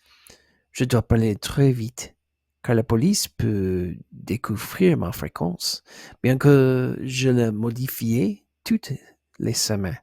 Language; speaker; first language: French; non-native, learner; English